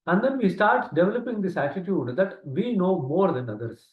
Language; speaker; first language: English; non-native, local second language; Kannada